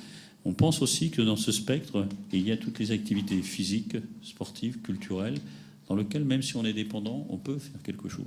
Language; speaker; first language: French; native; French